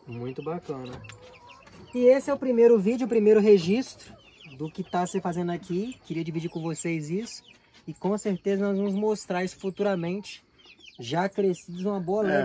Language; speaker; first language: Portuguese; native; Portuguese